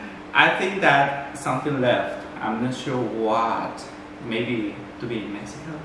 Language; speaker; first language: English; non-native, fluent; Spanish